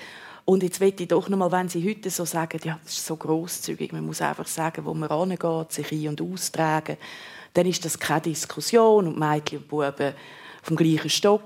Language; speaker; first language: German; native; German